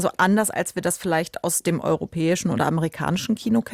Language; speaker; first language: German; native; German